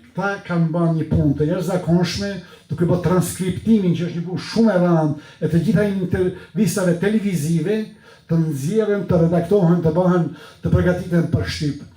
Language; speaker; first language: Albanian; native; Albanian